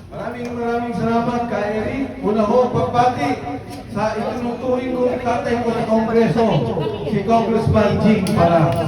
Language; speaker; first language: Filipino; native; Filipino